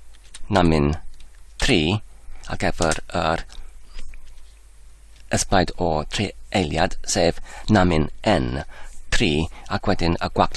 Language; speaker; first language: Welsh; non-native, learner; English